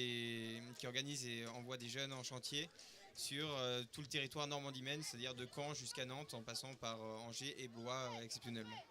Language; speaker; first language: French; native; French